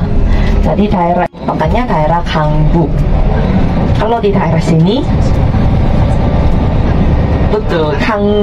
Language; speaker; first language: Indonesian; non-native, fluent; Korean